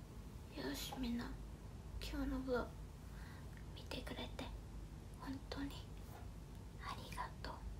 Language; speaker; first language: Japanese; non-native, fluent; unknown